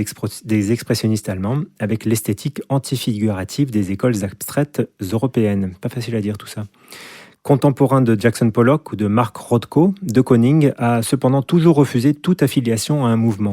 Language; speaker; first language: French; native; French